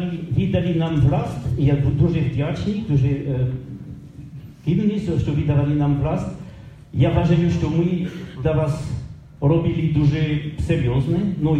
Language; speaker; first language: Ukrainian; non-native, learner; French